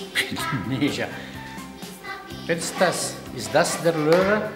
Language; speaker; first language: German; non-native, fluent; Slovenian